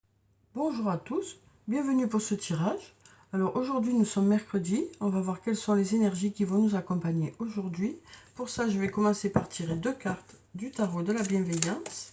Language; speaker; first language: French; native; French